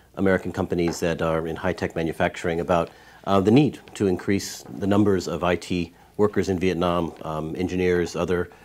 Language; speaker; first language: English; native; English